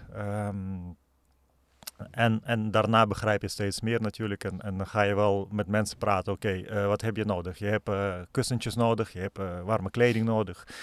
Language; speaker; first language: Dutch; non-native, fluent; Ukrainian